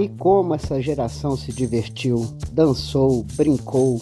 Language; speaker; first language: Portuguese; native; Portuguese